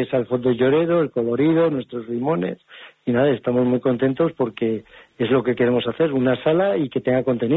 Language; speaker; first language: Spanish; native; Spanish